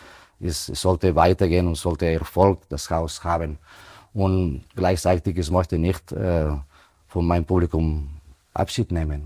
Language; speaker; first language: German; non-native, fluent; Spanish